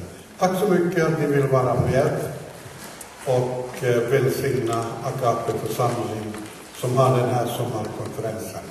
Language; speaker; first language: Swedish; non-native, fluent; Finnish